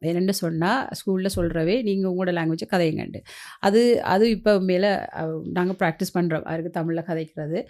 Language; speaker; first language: Tamil; early bilingual, heritage; Tamil